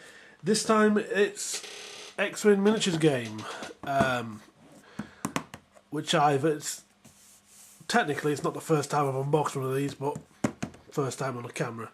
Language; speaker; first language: English; native; English